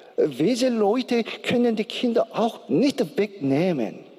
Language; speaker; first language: German; non-native, learner; Korean